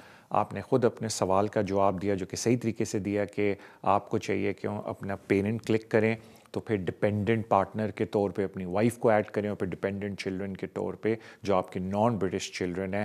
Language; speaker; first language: Urdu; native; Urdu